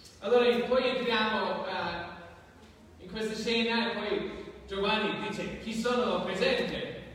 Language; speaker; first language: Italian; non-native, fluent; English